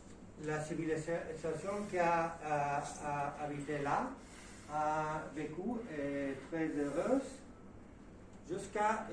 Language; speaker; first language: French; non-native, learner; Spanish